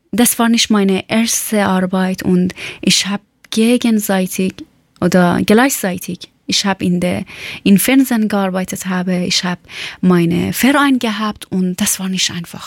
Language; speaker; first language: German; non-native, learner; Persian